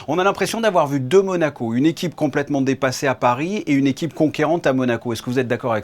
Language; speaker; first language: French; native; French